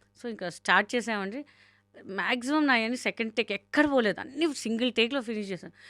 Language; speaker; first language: Telugu; non-native, local second language; Hindi